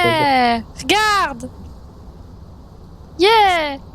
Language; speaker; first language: French; native; French